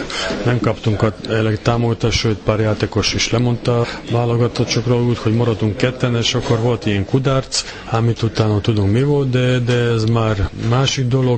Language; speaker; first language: Hungarian; non-native, fluent; Serbian